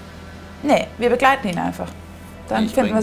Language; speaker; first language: German; native; German